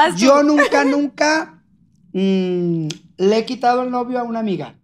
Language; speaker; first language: Spanish; native; Spanish